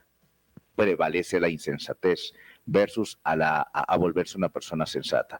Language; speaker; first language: Spanish; native; Spanish